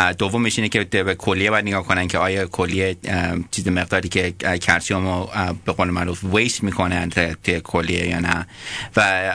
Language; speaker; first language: Persian; early bilingual, heritage; Persian